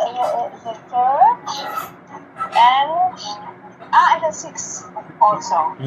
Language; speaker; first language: English; non-native, fluent; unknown